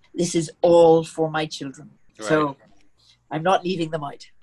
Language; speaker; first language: English; native; English